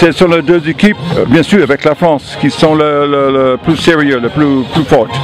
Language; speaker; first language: French; non-native, fluent; English